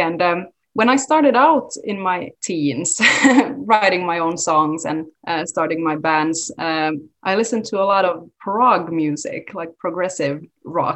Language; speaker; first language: English; non-native, fluent; Swedish